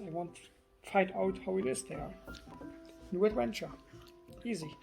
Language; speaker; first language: English; non-native, fluent; German